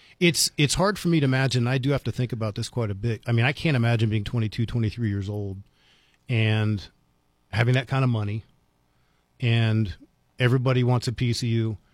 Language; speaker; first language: English; native; English